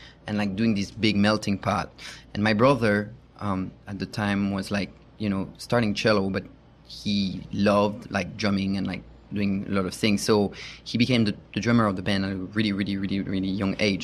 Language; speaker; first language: English; non-native, fluent; French